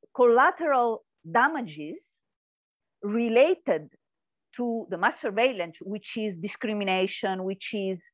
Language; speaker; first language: English; non-native, learner; Italian